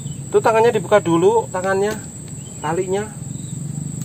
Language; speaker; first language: Indonesian; native; Indonesian